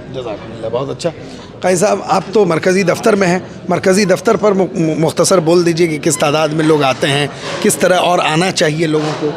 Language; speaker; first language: Urdu; native; Urdu